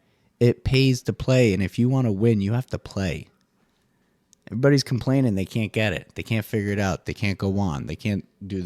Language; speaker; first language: English; native; English